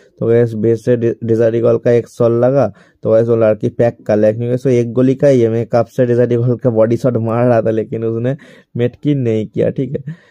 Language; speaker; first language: Hindi; non-native, local second language; Bangla